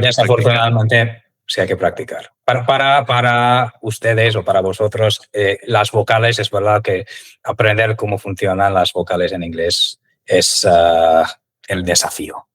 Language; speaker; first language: Spanish; non-native, fluent; English